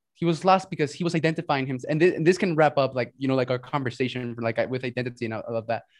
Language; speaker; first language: English; early bilingual, other home language; Spanish